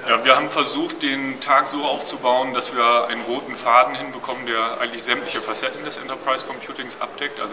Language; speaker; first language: German; native; German